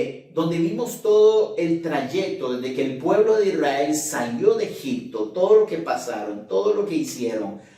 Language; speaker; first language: Spanish; native; Spanish